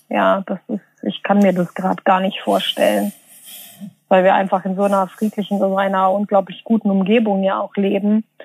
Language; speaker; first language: German; early bilingual, other home language; Bosnian